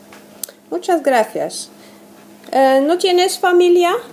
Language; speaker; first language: Spanish; non-native, fluent; French